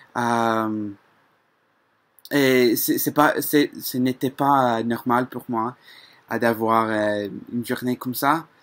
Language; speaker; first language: French; non-native, learner; English